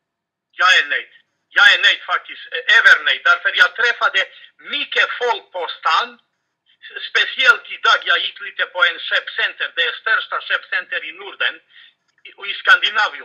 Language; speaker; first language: Swedish; non-native, fluent; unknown